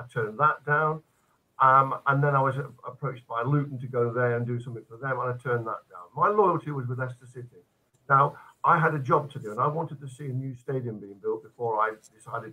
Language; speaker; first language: English; native; English